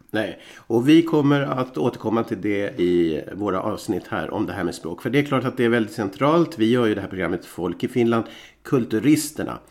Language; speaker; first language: Swedish; native; Swedish